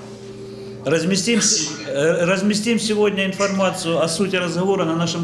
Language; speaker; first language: Russian; native; Russian